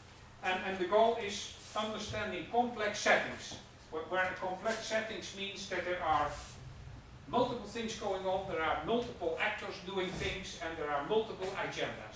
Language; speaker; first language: English; non-native, fluent; Dutch